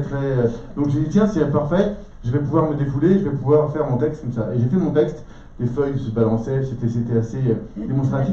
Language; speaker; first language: French; native; French